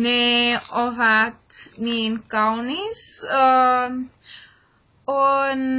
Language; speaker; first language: Finnish; non-native, learner; English